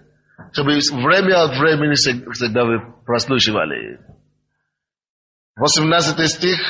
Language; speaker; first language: Russian; non-native, fluent; Yoruba